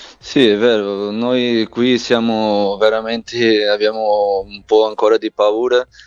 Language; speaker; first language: Italian; non-native, fluent; Portuguese